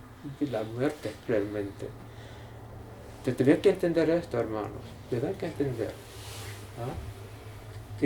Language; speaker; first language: Spanish; non-native, learner; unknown